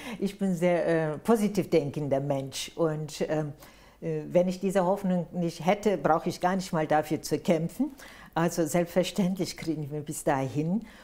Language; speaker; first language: German; non-native, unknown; Turkish